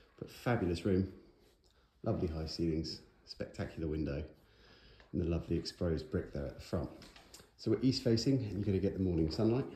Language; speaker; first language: English; native; English